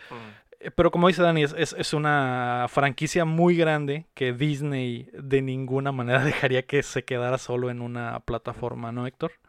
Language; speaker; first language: Spanish; native; Spanish